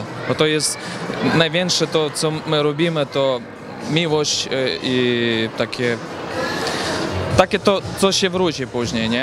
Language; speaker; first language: Polish; non-native, learner; Ukrainian